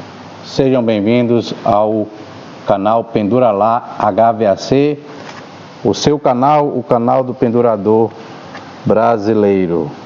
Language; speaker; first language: Portuguese; native; Portuguese